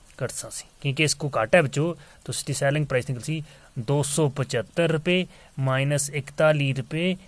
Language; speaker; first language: Urdu; non-native, local second language; Punjabi